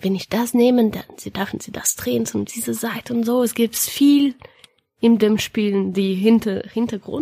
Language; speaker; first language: German; non-native, learner; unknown